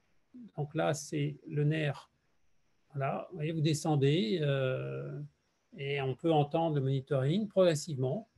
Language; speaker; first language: French; native; French